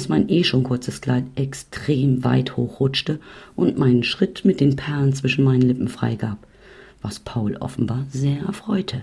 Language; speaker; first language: German; native; German